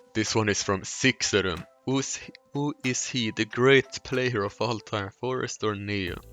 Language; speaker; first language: English; non-native, fluent; Swedish